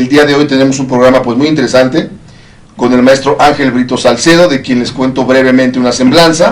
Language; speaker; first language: Spanish; native; Spanish